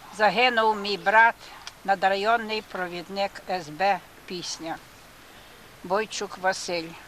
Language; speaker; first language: Ukrainian; native; Ukrainian